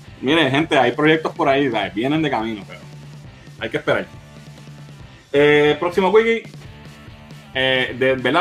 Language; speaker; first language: Spanish; native; Spanish